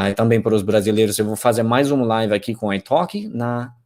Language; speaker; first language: Portuguese; non-native, fluent; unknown